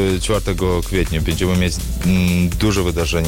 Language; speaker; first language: Polish; non-native, learner; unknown